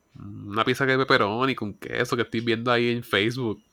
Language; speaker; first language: Spanish; native; Spanish